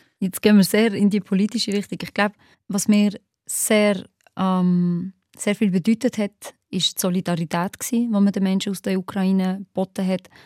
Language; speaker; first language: German; early bilingual, other home language; Albanian